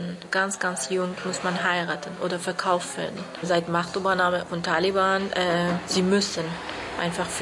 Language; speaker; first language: German; non-native, learner; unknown